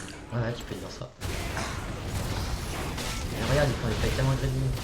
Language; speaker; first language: French; native; French